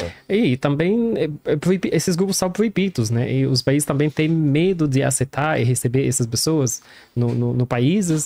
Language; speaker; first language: Portuguese; non-native, learner; Arabic